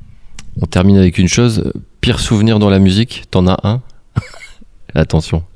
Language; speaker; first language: French; native; French